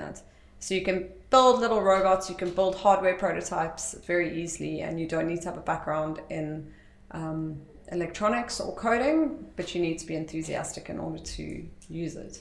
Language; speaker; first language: English; native; English